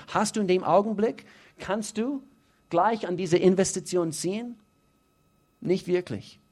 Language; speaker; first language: German; non-native, fluent; English